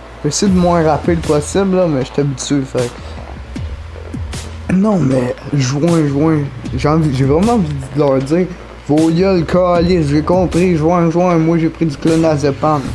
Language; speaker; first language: French; native; French